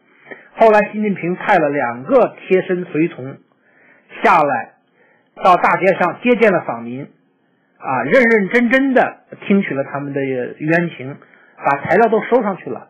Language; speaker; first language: Chinese; native; Chinese